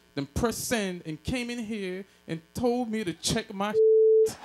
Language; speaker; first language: English; native; English